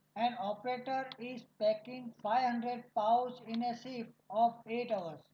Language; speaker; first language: English; non-native, local second language; Gujarati